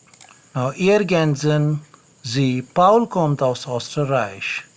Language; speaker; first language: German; non-native, learner; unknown